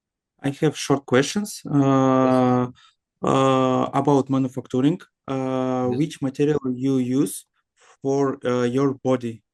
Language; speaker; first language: English; non-native, learner; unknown